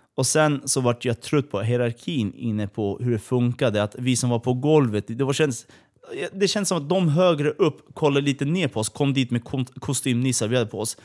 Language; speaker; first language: Swedish; early bilingual, other home language; Persian